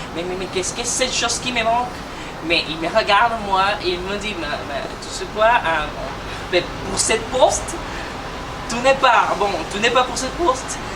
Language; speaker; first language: French; non-native, fluent; Spanish